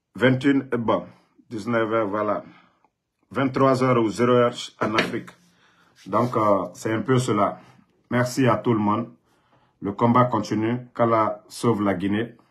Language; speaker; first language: French; non-native, local second language; Mandingo